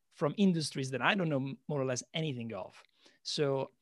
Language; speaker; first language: English; non-native, fluent; Italian